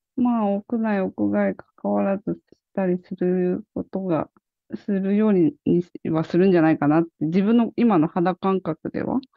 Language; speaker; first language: Japanese; native; Japanese